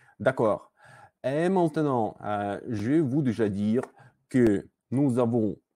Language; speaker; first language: French; non-native, learner; Russian